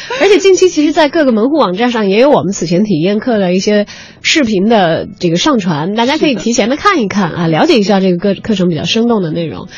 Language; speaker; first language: Chinese; native; Chinese